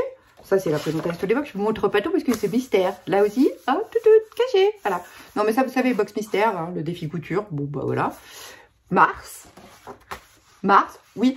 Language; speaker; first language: French; native; French